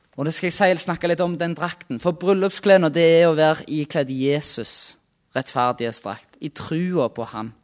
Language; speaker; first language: Norwegian; native; Norwegian